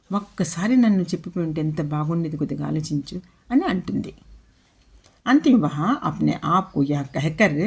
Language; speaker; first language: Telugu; non-native, local second language; Urdu